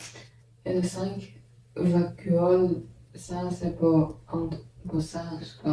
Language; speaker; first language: French; non-native, learner; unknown